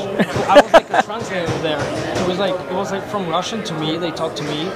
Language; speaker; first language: English; non-native, learner; Russian